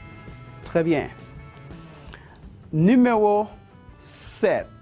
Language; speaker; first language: French; non-native, fluent; Spanish